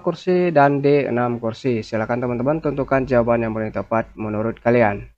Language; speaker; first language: Indonesian; native; Indonesian